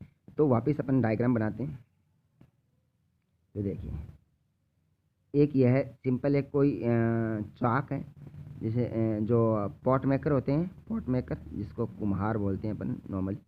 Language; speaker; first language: Hindi; native; Hindi